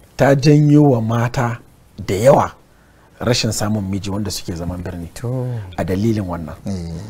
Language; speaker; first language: Hausa; non-native, local second language; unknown